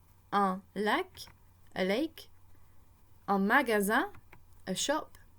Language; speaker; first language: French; non-native, fluent; English